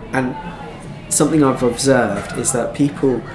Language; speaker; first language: English; native; English